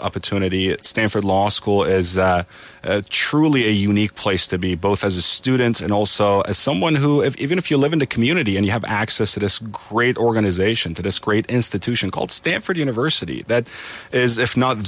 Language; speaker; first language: English; non-native, fluent; Persian